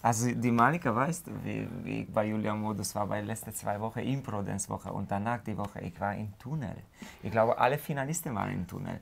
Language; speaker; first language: German; non-native, fluent; Hungarian